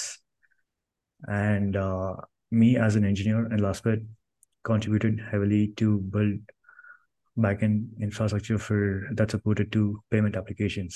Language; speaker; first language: English; non-native, local second language; Kannada